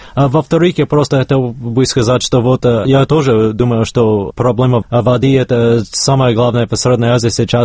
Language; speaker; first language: Russian; non-native, fluent; English